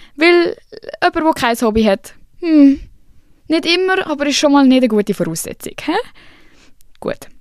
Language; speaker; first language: German; early bilingual, other home language; Swiss German